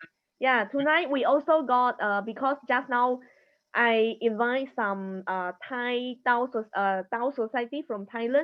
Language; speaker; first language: English; non-native, learner; Chinese